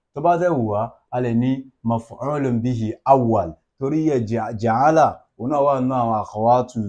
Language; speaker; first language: Arabic; non-native, fluent; Yoruba